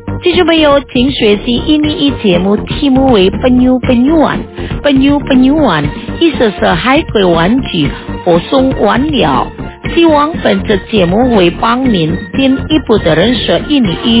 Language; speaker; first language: Chinese; non-native, fluent; Indonesian